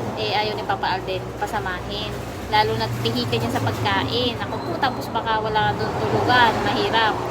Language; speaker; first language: Filipino; non-native, local second language; Bikol